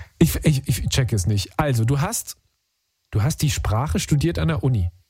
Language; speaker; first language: German; native; German